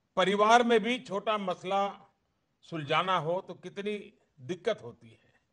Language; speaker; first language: Hindi; non-native, local second language; Gujarati